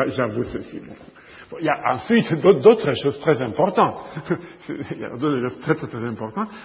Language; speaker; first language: French; non-native, fluent; Romanian